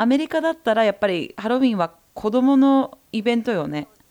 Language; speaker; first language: Japanese; early bilingual, heritage; Japanese